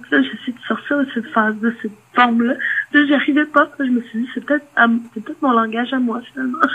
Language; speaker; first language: French; non-native, local second language; Innu-aimun